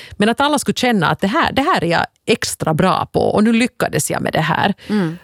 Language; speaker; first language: Swedish; native; Swedish